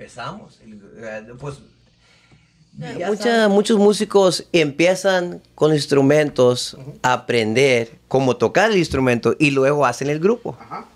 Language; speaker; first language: Spanish; early bilingual, heritage; Spanish